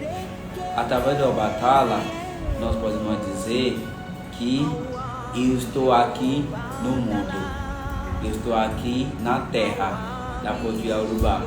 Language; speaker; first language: Portuguese; non-native, fluent; Yoruba